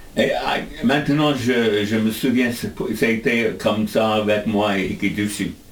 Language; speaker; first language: French; non-native, learner; English